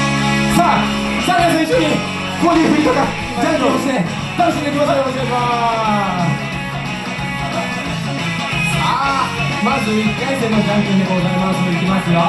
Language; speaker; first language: Japanese; native; Japanese